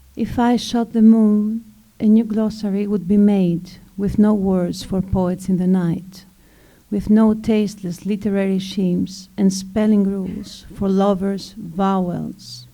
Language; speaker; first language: English; non-native, fluent; Greek